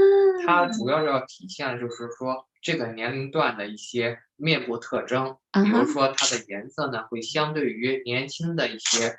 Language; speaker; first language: Chinese; native; Chinese